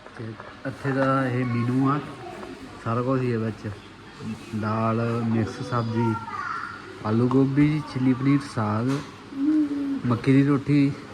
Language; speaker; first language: Punjabi; native; Punjabi